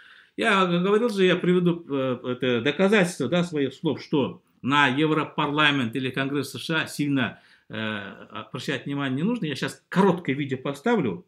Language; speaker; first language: Russian; native; Russian